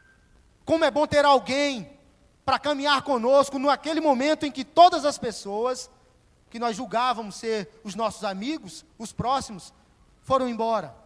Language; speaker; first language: Portuguese; native; Portuguese